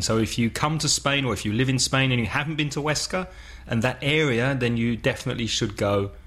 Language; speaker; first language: English; native; English